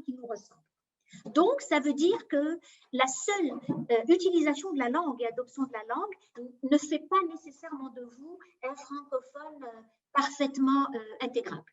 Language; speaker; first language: French; native; French